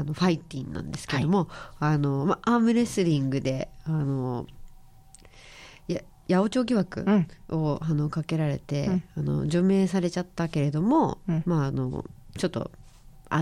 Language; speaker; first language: Japanese; native; Japanese